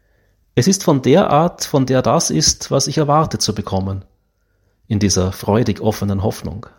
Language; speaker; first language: German; native; German